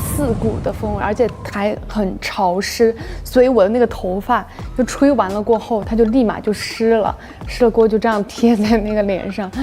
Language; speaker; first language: Chinese; native; Chinese